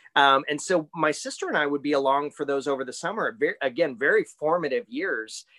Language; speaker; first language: English; native; English